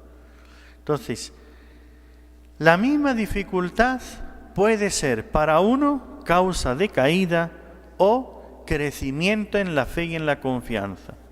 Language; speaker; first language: Spanish; native; Spanish